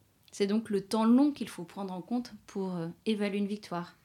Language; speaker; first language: French; native; French